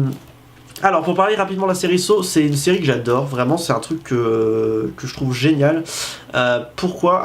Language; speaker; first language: French; native; French